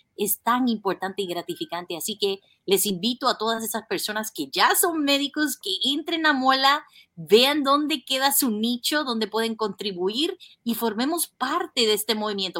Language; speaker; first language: Spanish; native; Spanish